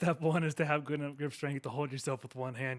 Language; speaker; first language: English; native; English